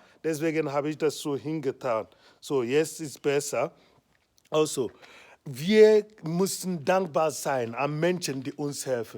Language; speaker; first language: German; non-native, fluent; Igbo